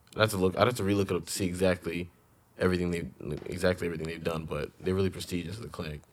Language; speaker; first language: English; native; English